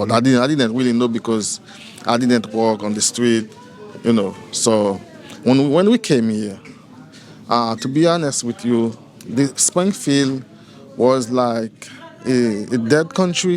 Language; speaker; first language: English; non-native, learner; Haitian Creole